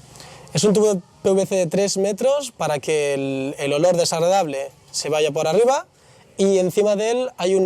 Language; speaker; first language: Spanish; native; Spanish